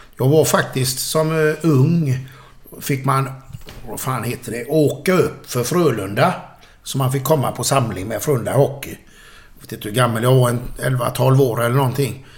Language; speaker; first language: Swedish; native; Swedish